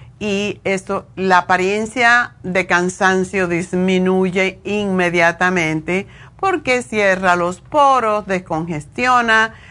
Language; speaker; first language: Spanish; native; Spanish